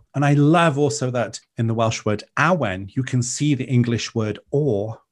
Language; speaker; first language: English; non-native, local second language; Welsh